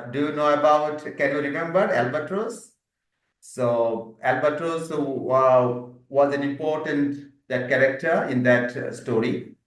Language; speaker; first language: English; non-native, fluent; Bangla